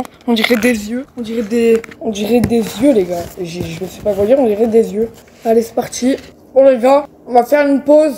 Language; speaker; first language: French; native; French